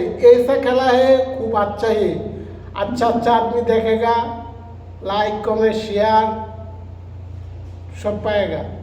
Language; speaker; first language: Hindi; non-native, learner; Bangla